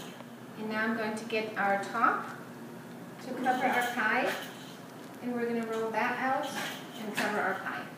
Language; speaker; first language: English; non-native, fluent; German